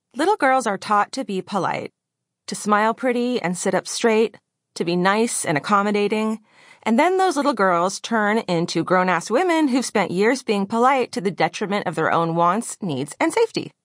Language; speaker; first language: English; native; English